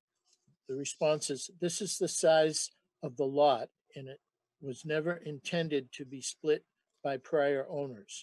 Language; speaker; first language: English; native; English